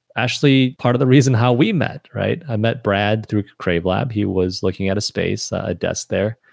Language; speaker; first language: English; early bilingual, other home language; Chinese